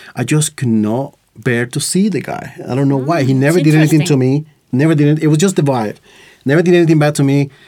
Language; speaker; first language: English; non-native, fluent; Spanish